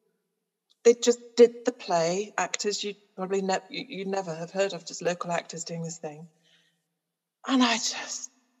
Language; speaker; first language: English; native; English